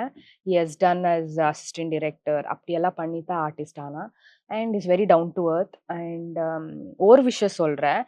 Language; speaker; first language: Tamil; non-native, local second language; Kannada